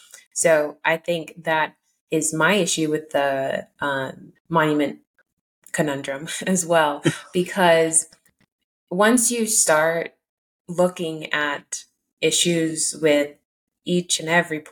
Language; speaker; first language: English; early bilingual, other home language; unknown